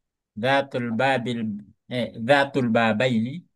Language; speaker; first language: Arabic; non-native, fluent; Indonesian